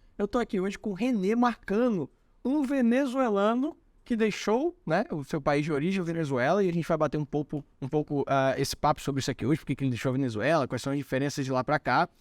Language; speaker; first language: Portuguese; native; Portuguese